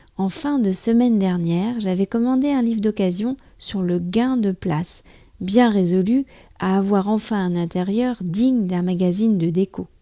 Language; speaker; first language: French; native; French